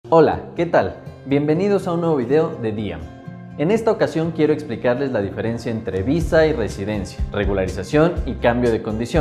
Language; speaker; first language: Spanish; native; Spanish